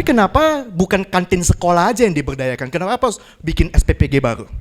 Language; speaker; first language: Indonesian; native; Indonesian